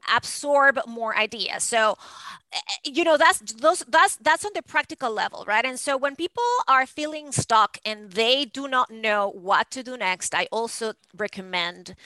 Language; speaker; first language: English; non-native, fluent; Spanish